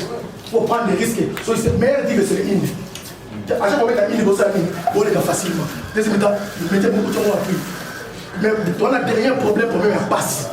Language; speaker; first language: French; non-native, local second language; Lingala